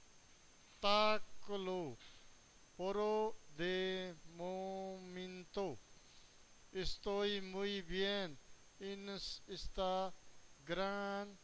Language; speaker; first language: Spanish; non-native, learner; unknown